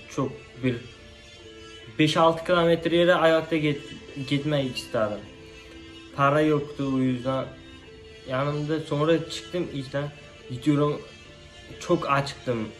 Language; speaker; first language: Turkish; non-native, learner; Uzbek